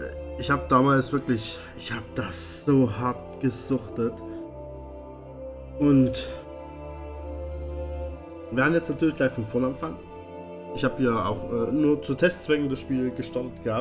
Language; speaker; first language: German; native; German